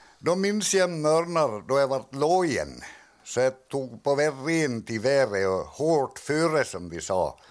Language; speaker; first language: Swedish; native; Swedish